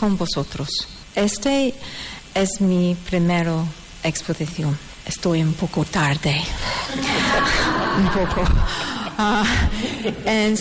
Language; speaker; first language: Spanish; non-native, learner; English